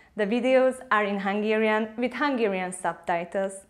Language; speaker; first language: English; non-native, fluent; Hungarian